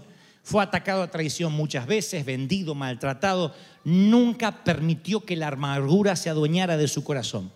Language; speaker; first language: Spanish; native; Spanish